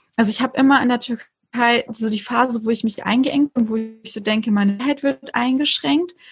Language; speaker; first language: German; early bilingual, other home language; Turkish